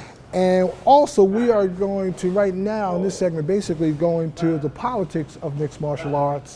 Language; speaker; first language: English; native; English